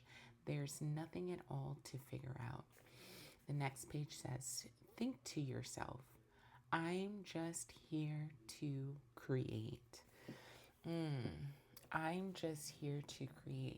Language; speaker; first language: English; native; English